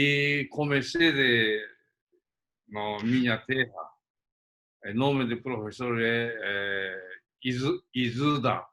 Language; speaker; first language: Portuguese; early bilingual, other home language; Japanese